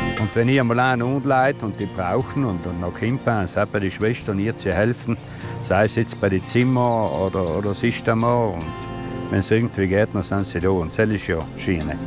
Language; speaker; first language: German; native; German